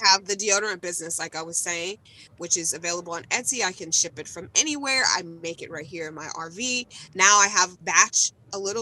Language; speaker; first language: English; native; English